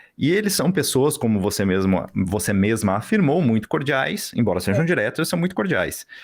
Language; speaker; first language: Portuguese; native; Portuguese